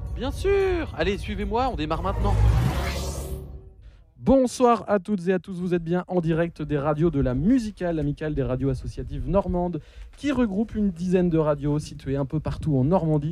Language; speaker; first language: French; native; French